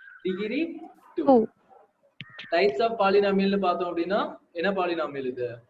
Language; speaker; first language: Tamil; native; Tamil